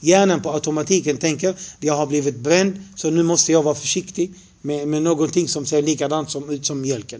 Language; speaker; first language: Swedish; non-native, fluent; Arabic